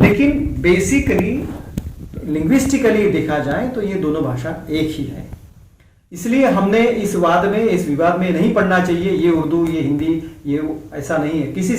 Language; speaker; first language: Hindi; non-native, local second language; Konkani